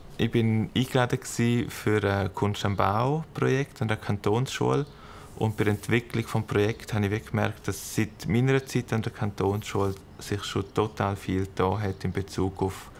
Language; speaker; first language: German; native; German